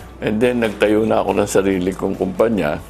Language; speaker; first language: Filipino; native; Filipino